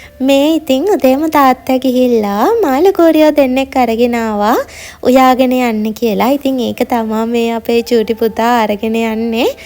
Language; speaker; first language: Sinhala; native; Sinhala